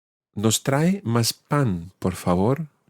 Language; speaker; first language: Spanish; non-native, fluent; English